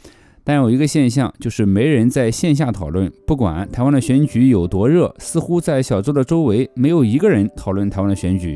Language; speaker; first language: Chinese; native; Chinese